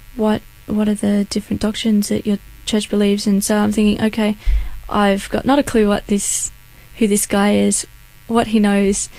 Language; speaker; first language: English; native; English